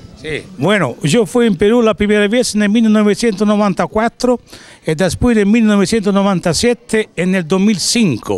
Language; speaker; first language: Spanish; non-native, learner; Italian